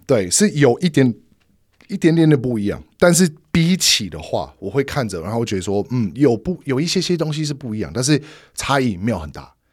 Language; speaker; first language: Chinese; non-native, fluent; English